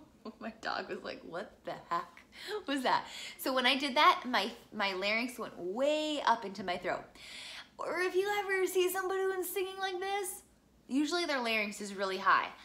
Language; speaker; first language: English; native; English